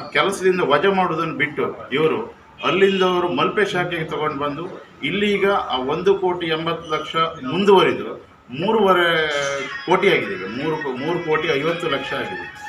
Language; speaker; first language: Kannada; native; Kannada